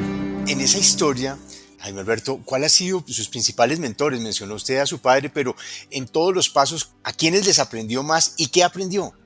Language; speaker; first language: Spanish; native; Spanish